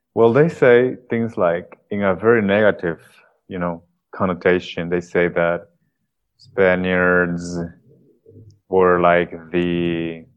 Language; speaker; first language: English; non-native, fluent; Spanish